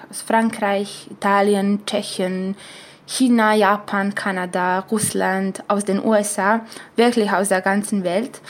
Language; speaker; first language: German; non-native, fluent; Serbian